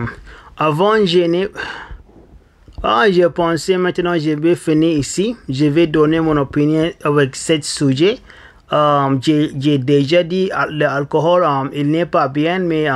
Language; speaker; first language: French; non-native, learner; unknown